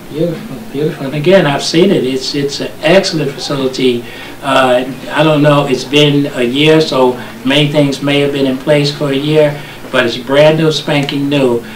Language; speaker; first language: English; native; English